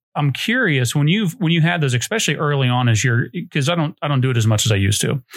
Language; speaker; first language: English; native; English